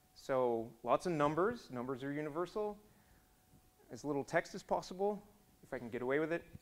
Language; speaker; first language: English; native; English